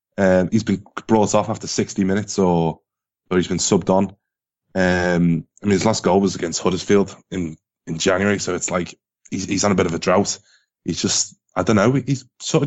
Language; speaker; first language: English; native; English